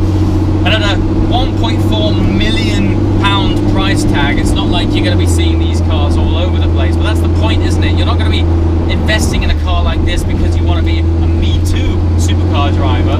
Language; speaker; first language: English; native; English